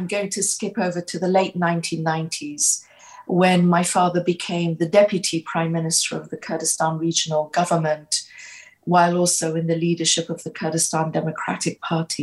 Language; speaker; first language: English; native; English